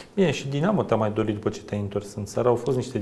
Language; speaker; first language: Romanian; native; Romanian